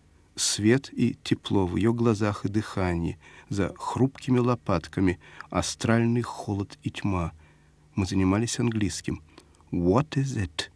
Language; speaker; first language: Russian; native; Russian